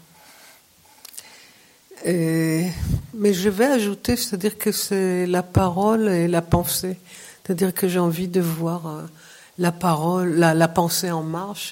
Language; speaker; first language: French; non-native, fluent; Hebrew